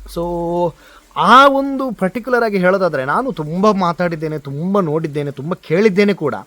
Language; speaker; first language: Kannada; non-native, local second language; Konkani